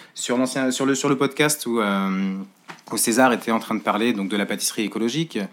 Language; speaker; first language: French; native; French